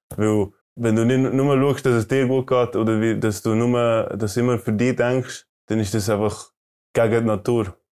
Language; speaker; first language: German; early bilingual, other home language; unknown